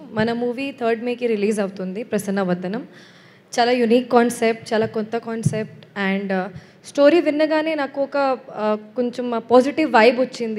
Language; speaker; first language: Telugu; non-native, fluent; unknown